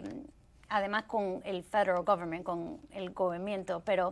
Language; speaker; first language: Spanish; early bilingual, heritage; Spanish